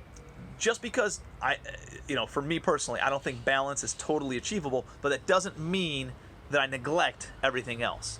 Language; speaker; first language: English; native; English